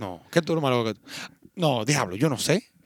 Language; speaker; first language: Spanish; native; Spanish